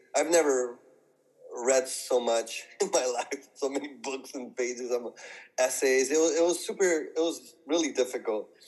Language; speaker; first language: English; native; English